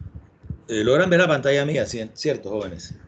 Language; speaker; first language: Spanish; native; Spanish